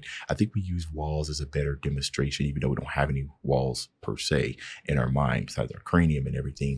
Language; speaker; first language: English; native; English